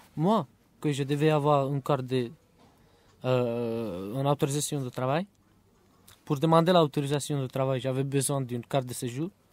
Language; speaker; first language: French; non-native, fluent; Romany